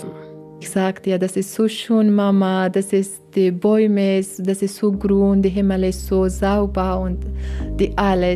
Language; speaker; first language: German; non-native, learner; Persian